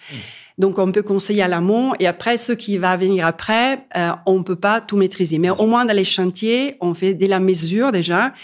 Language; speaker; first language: French; non-native, fluent; Italian